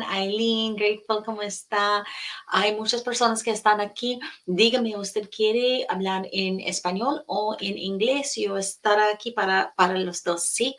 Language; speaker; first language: Spanish; non-native, fluent; English